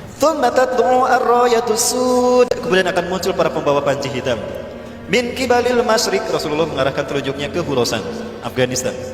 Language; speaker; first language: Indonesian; native; Indonesian